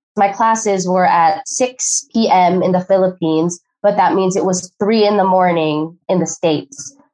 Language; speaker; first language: English; early bilingual, other home language; Filipino